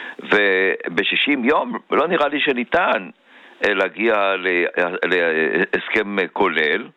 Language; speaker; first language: Hebrew; native; Hebrew